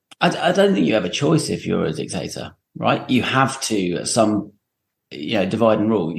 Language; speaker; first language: English; native; English